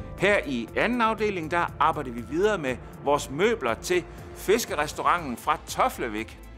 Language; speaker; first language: Danish; native; Danish